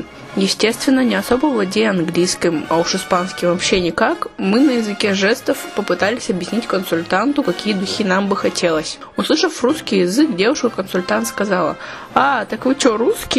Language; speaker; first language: Russian; native; Russian